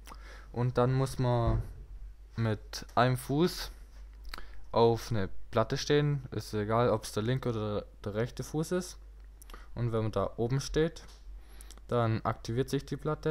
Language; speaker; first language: German; native; German